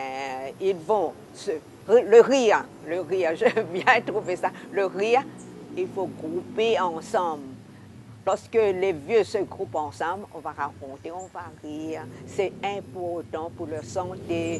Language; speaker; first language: French; non-native, local second language; Hakka Chinese